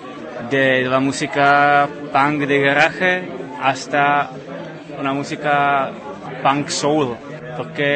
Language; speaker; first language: Spanish; non-native, fluent; Czech